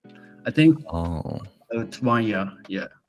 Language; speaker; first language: English; non-native, learner; Japanese